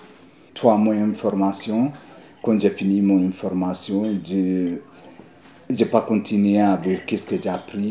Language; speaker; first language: French; non-native, learner; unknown